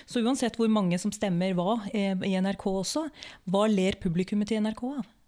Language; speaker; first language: Norwegian; early bilingual, other home language; Urdu